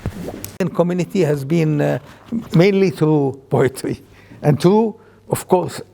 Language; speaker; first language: English; non-native, local second language; Arabic